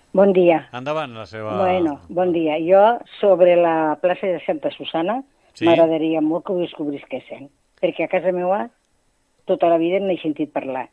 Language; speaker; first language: Catalan; native; Catalan